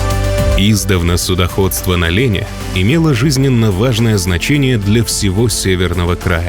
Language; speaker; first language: Russian; native; Russian